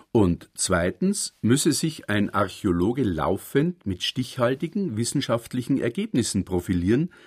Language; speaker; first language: German; native; German